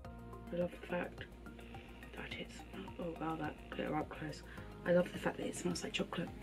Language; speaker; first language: English; native; English